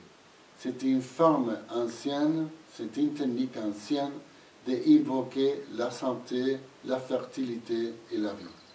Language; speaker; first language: French; non-native, fluent; Spanish